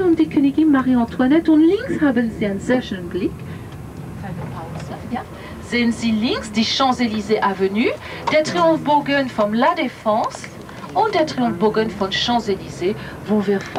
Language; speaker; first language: German; non-native, fluent; French